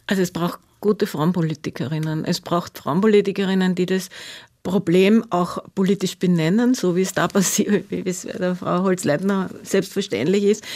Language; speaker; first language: German; native; German